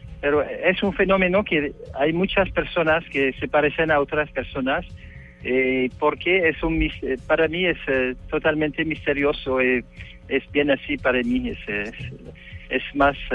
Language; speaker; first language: Spanish; non-native, learner; French